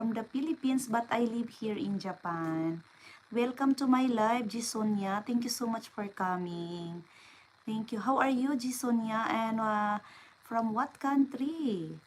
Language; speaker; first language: English; non-native, local second language; Filipino